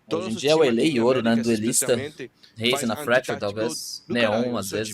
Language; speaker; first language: Portuguese; native; Portuguese